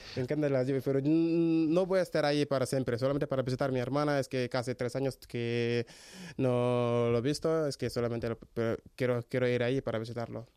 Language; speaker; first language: Spanish; non-native, learner; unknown